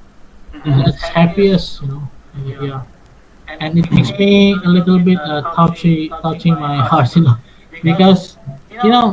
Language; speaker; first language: English; non-native, fluent; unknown